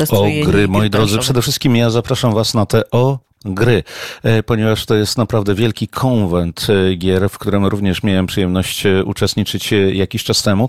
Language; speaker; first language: Polish; native; Polish